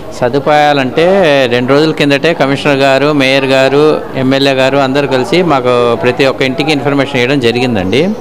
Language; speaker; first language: Telugu; native; Telugu